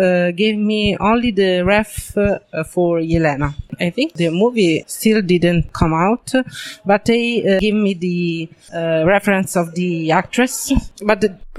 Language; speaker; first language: English; non-native, learner; Italian